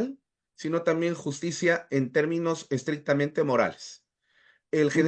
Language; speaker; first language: Spanish; native; Spanish